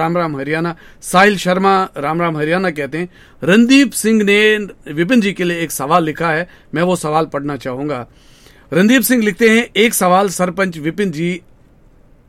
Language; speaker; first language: Hindi; native; Hindi